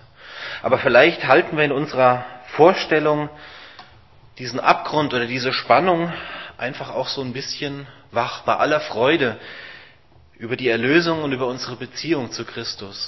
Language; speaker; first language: German; native; German